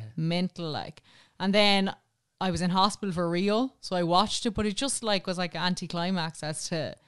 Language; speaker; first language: English; native; English